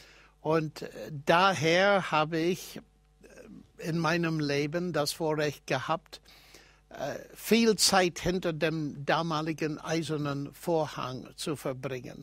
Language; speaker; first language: German; non-native, fluent; English